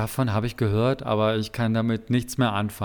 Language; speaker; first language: German; native; German